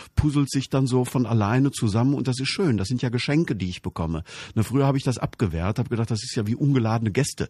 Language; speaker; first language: German; native; German